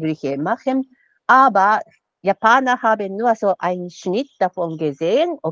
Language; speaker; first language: German; non-native, fluent; Japanese